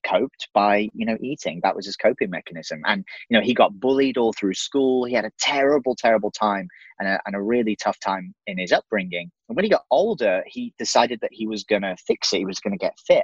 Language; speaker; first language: English; native; English